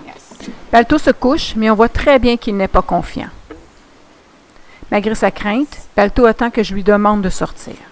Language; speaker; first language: French; native; French